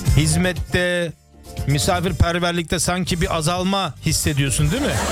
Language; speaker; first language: Turkish; early bilingual, heritage; Turkish